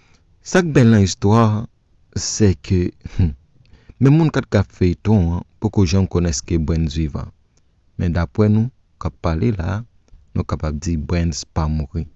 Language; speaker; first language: French; non-native, local second language; Haitian Creole